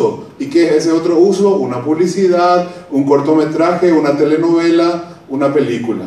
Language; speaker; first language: Spanish; native; Spanish